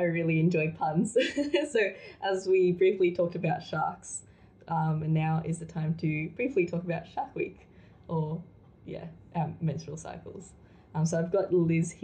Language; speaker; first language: English; non-native, local second language; Filipino